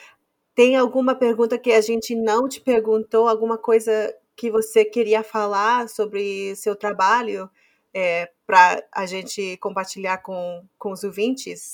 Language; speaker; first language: Portuguese; non-native, fluent; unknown